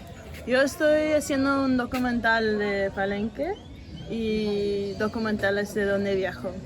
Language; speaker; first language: Spanish; non-native, learner; English